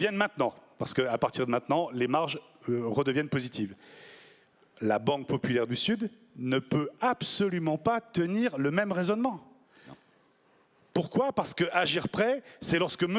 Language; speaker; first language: French; native; French